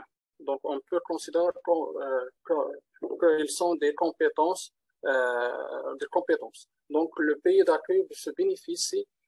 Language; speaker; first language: French; non-native, learner; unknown